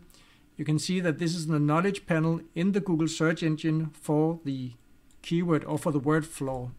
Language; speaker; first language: English; non-native, fluent; Danish